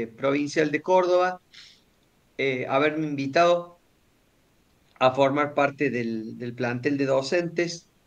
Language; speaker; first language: Spanish; native; Spanish